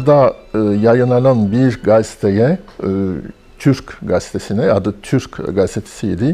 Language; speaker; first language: Turkish; non-native, fluent; French